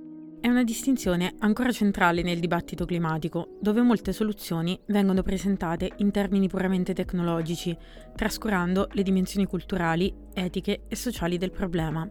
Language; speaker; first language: Italian; native; Italian